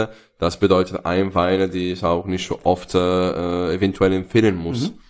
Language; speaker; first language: German; non-native, fluent; Italian